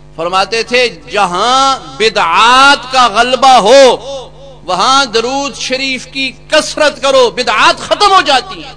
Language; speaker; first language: Urdu; non-native, local second language; Punjabi